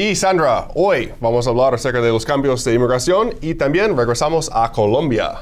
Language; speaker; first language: Spanish; non-native, fluent; English